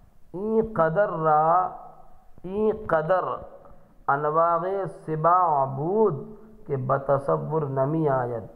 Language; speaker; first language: Persian; non-native, fluent; Urdu